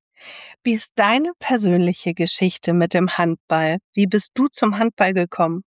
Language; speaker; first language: German; native; German